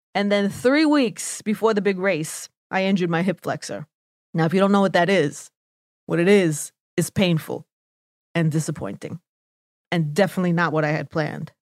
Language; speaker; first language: English; native; English